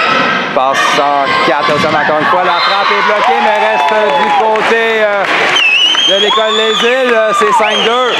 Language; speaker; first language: French; native; French